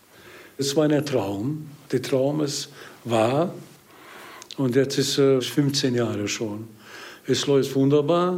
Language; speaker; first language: German; non-native, learner; Hungarian